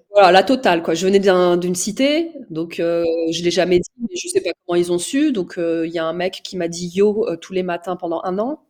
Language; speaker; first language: French; native; French